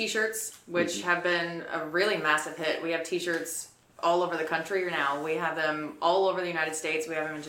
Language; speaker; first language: English; native; English